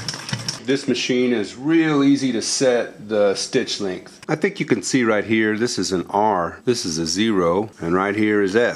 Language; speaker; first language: English; native; English